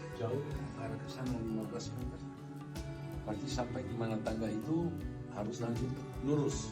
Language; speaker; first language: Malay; non-native, learner; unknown